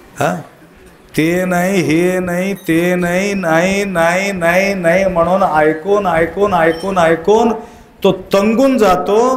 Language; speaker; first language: Marathi; non-native, local second language; Kannada